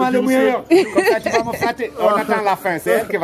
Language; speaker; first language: French; non-native, local second language; Wolof